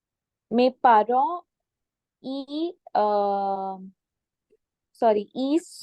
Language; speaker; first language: French; non-native, learner; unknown